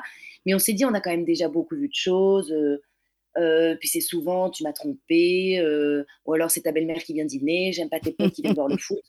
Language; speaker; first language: French; native; French